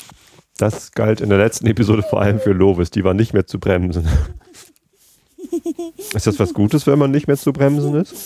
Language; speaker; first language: German; native; German